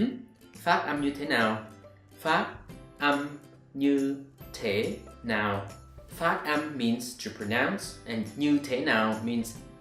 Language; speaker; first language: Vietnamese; non-native, learner; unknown